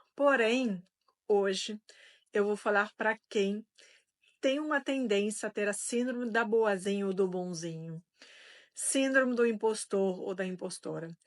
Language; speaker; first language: Portuguese; non-native, fluent; French